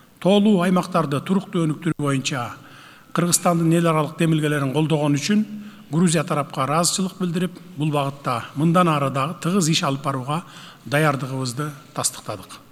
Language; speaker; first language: Kyrgyz; native; Kyrgyz